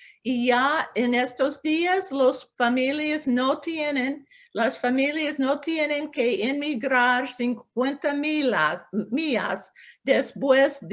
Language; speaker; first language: Spanish; non-native, local second language; English